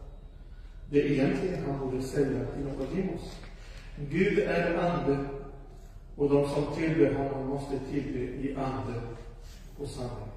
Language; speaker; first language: Swedish; non-native, fluent; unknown